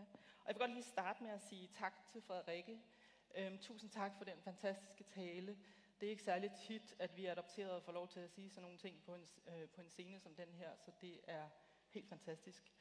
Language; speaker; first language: Danish; native; Danish